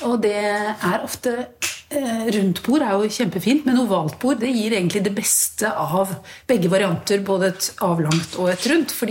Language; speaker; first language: Norwegian; native; Norwegian